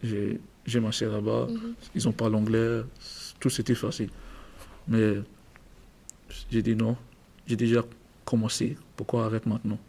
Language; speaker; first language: French; non-native, learner; English